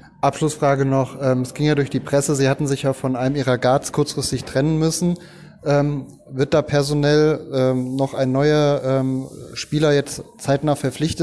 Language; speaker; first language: German; native; German